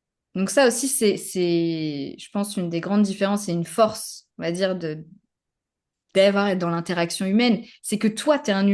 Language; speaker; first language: French; native; French